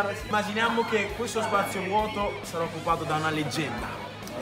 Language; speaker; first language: Italian; native; Italian